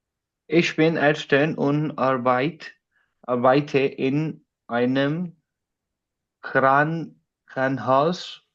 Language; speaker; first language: German; non-native, learner; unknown